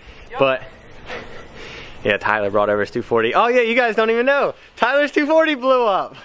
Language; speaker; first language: English; native; English